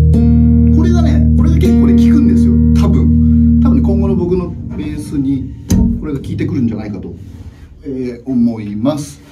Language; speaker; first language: Japanese; native; Japanese